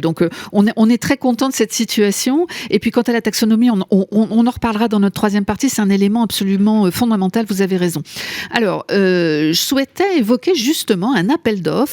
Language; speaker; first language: French; native; French